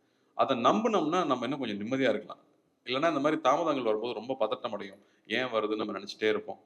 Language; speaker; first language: Tamil; native; Tamil